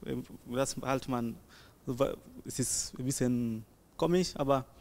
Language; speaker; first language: German; non-native, learner; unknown